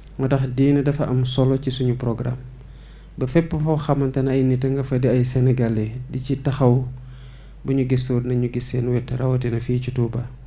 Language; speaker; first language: Wolof; non-native, local second language; Serer